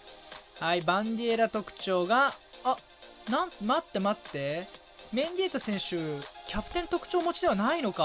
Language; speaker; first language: Japanese; native; Japanese